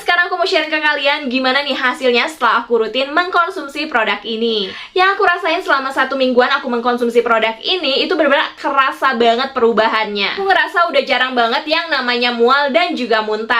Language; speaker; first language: Indonesian; native; Indonesian